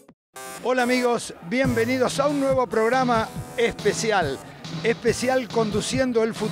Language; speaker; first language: Spanish; native; Spanish